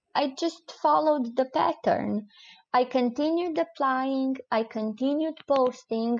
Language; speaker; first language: English; non-native, fluent; Romanian